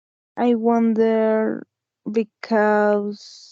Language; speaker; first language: English; non-native, learner; Spanish